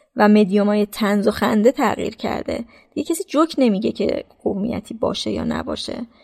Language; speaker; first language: Persian; native; Persian